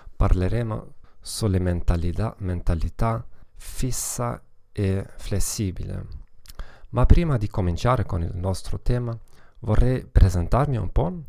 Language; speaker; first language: Italian; non-native, fluent; German